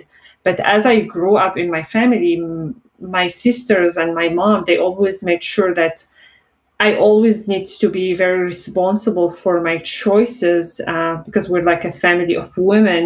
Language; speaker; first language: English; non-native, fluent; Arabic